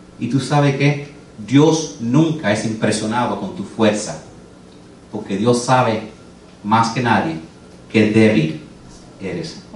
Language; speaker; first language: Spanish; early bilingual, heritage; Spanish